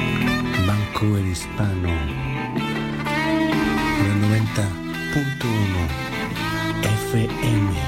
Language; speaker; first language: Spanish; native; Spanish